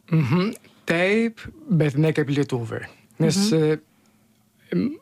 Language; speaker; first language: Lithuanian; non-native, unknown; Italian